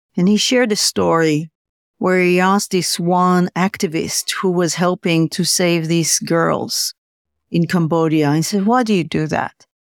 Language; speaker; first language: English; non-native, fluent; Hebrew